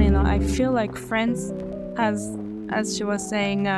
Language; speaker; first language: English; non-native, fluent; French